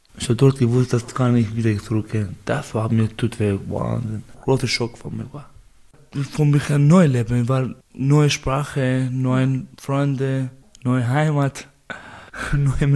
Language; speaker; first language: German; non-native, learner; Persian